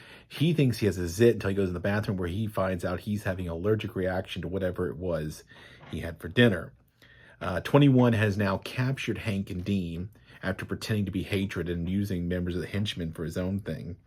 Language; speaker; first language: English; native; English